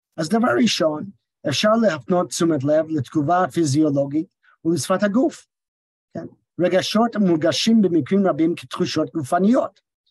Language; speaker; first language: Hebrew; non-native, fluent; English